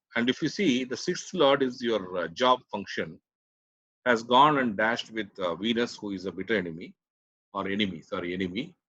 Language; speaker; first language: English; non-native, local second language; Tamil